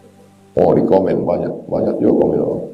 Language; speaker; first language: Malay; native; Malay